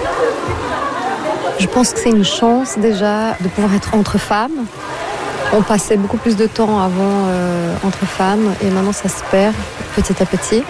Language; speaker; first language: French; non-native, fluent; Portuguese